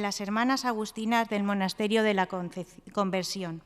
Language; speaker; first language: Spanish; native; Spanish